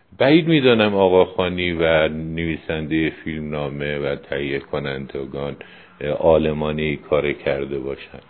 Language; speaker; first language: Persian; non-native, local second language; Kurdish